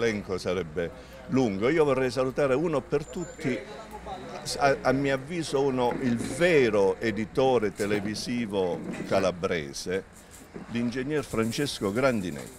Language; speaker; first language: Italian; native; Italian